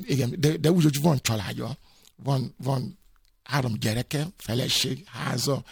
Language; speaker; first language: Hungarian; non-native, fluent; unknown